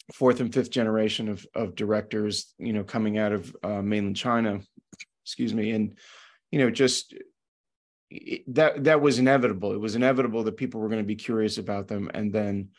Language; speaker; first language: English; native; English